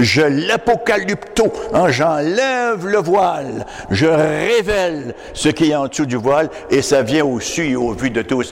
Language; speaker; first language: French; native; French